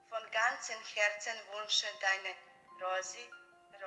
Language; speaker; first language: German; non-native, learner; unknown